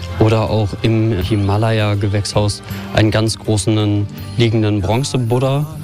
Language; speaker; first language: German; native; German